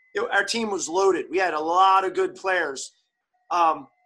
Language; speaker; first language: English; early bilingual, other home language; German